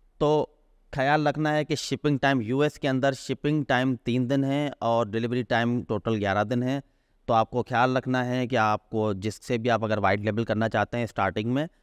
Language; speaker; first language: Urdu; non-native, local second language; Sindhi